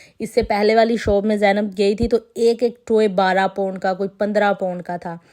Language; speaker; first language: Urdu; non-native, local second language; Punjabi